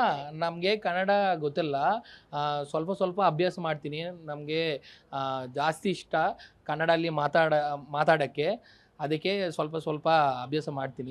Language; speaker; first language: Kannada; non-native, learner; Telugu